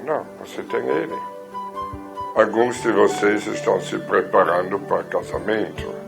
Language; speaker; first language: Portuguese; non-native, fluent; German